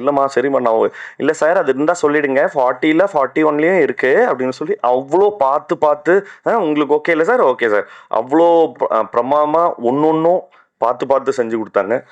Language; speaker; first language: Tamil; native; Tamil